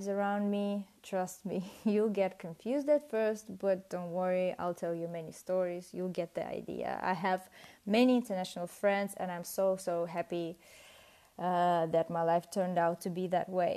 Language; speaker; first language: English; non-native, fluent; Russian